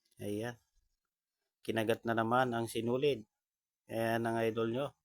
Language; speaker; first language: Filipino; native; Filipino